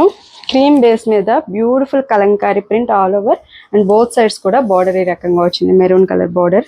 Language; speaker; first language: Telugu; native; Telugu